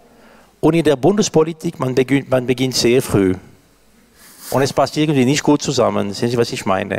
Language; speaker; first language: German; non-native, local second language; French